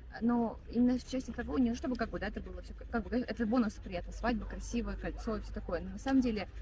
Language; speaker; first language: Russian; native; Russian